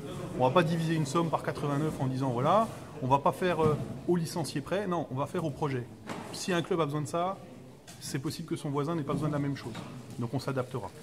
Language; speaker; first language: French; native; French